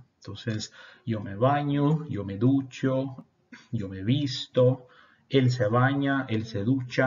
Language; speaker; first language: Spanish; non-native, fluent; Portuguese